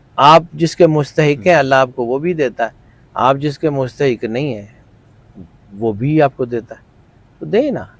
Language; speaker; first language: Urdu; non-native, local second language; Punjabi